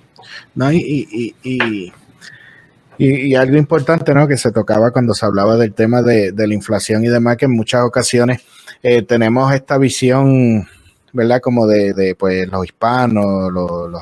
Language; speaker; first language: Spanish; native; Spanish